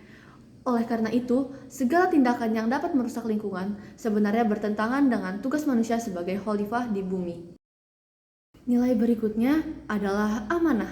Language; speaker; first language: Indonesian; native; Indonesian